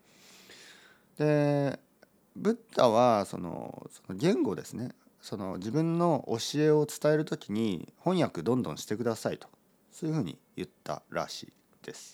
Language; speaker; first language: Japanese; native; Japanese